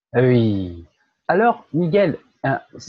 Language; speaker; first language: French; non-native, fluent; Portuguese